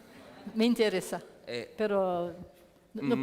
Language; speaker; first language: Spanish; non-native, learner; French